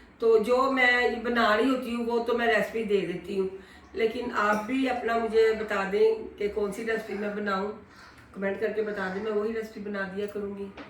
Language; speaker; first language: Urdu; non-native, local second language; Punjabi